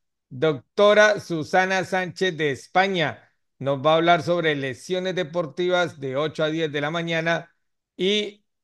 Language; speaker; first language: Spanish; native; Spanish